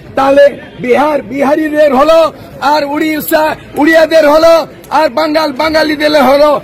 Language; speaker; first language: Bangla; non-native, local second language; Santali